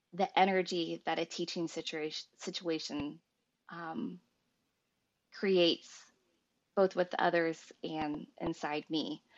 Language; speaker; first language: English; native; English